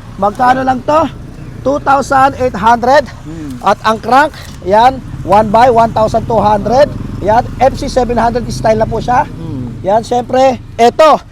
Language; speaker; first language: Filipino; native; Filipino